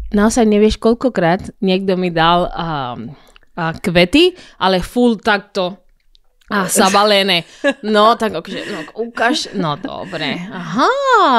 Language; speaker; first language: Slovak; non-native, fluent; Spanish